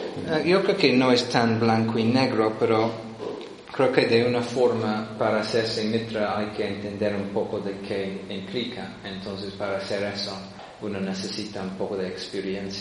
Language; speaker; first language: Spanish; non-native, fluent; English